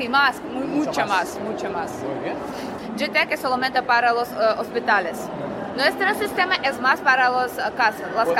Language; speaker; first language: Spanish; non-native, learner; Russian